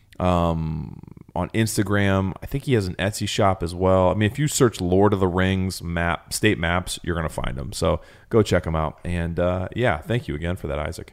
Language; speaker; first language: English; native; English